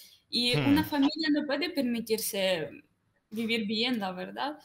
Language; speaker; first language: Spanish; non-native, fluent; Russian